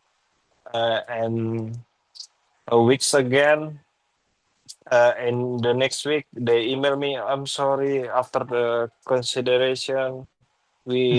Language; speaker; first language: English; non-native, learner; Indonesian